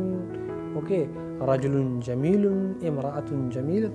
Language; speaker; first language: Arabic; non-native, fluent; Urdu